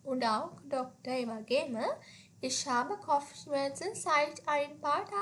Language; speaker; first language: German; non-native, learner; Sinhala